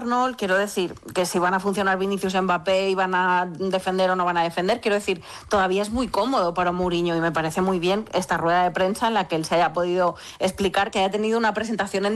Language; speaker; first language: Spanish; native; Spanish